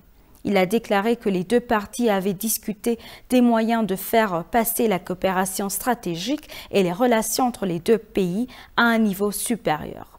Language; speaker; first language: French; non-native, fluent; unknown